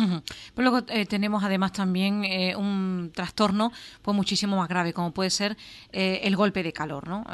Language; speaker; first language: Spanish; native; Spanish